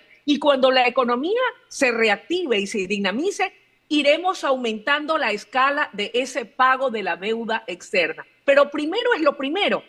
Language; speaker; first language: Spanish; native; Spanish